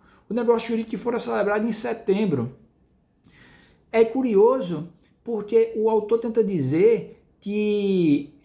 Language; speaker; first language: Portuguese; native; Portuguese